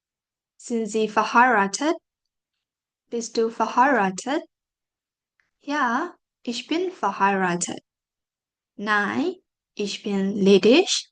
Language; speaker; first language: German; non-native, fluent; Burmese